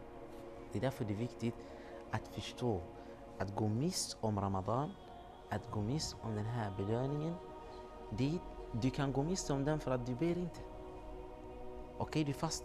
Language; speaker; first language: Swedish; non-native, fluent; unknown